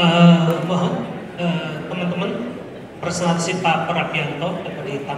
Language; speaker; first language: Indonesian; native; Indonesian